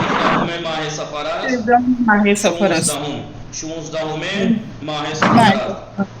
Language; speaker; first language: Persian; non-native, fluent; Urdu